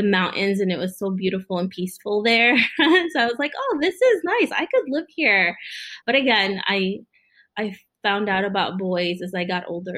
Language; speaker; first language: English; early bilingual, other home language; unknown